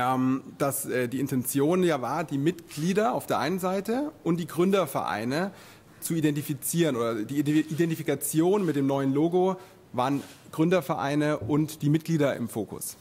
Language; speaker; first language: German; native; German